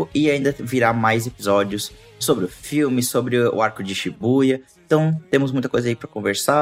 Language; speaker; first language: Portuguese; native; Portuguese